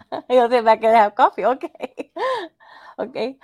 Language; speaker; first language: English; early bilingual, other home language; Spanish